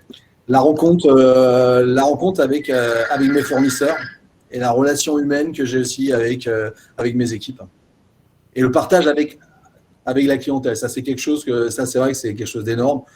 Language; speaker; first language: French; native; French